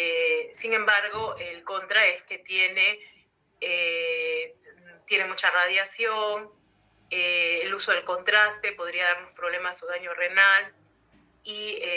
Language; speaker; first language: Spanish; native; Spanish